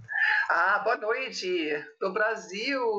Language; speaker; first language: Portuguese; non-native, fluent; German